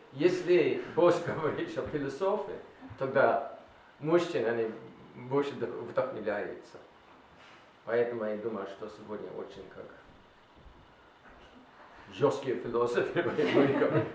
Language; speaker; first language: Russian; non-native, learner; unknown